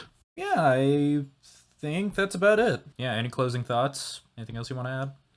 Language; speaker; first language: English; native; English